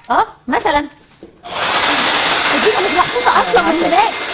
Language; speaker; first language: Arabic; native; Arabic